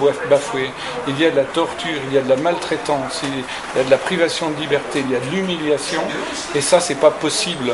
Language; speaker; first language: French; native; French